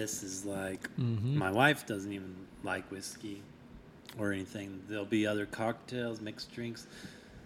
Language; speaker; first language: English; native; English